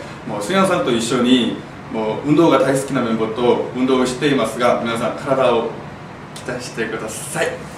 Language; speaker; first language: Japanese; non-native, learner; Korean